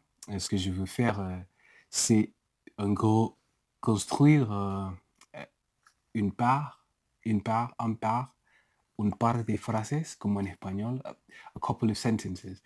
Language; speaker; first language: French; non-native, learner; English